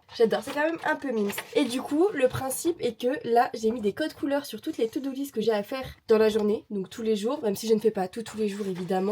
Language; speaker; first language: French; native; French